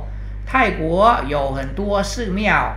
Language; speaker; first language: Chinese; non-native, fluent; Thai